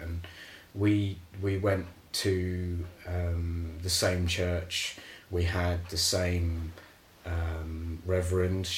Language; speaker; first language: English; native; English